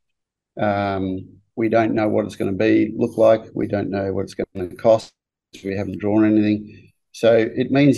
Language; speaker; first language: English; native; English